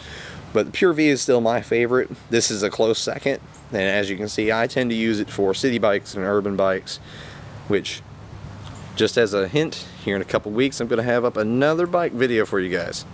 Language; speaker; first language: English; native; English